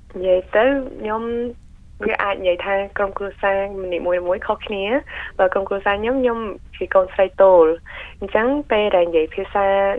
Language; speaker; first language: Khmer; early bilingual, heritage; Khmer